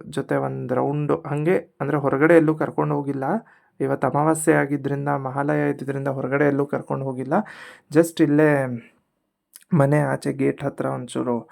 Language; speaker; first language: Kannada; non-native, local second language; Konkani